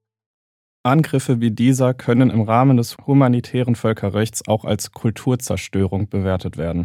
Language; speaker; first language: German; native; German